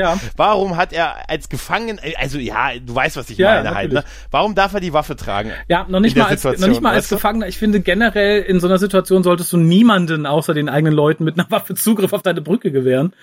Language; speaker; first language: German; native; German